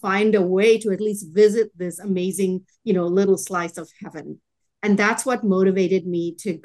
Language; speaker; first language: English; non-native, local second language; Tamil